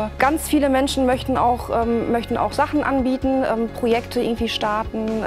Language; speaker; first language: German; early bilingual, other home language; Arabic